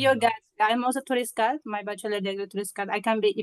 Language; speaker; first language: English; non-native, learner; Azerbaijani